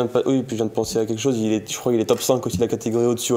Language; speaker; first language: French; native; French